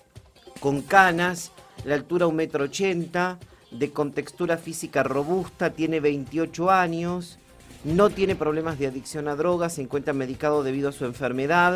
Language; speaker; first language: Spanish; native; Spanish